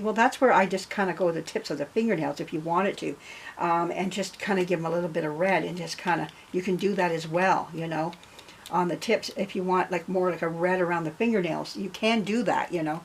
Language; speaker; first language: English; native; English